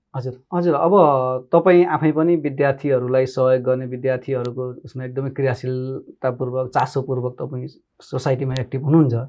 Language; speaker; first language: Nepali; native; Nepali